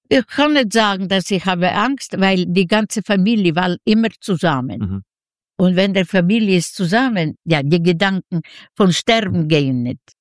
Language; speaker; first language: German; non-native, learner; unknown